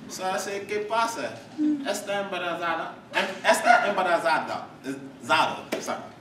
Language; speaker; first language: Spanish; non-native, learner; English